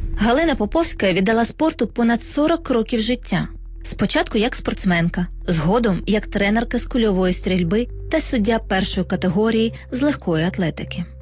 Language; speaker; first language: Ukrainian; native; Ukrainian